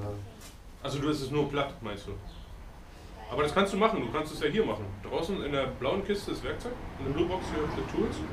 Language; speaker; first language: German; native; German